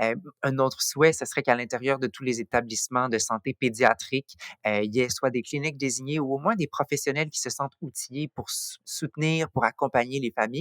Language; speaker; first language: French; native; French